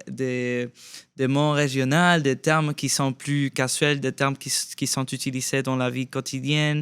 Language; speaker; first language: French; non-native, fluent; Spanish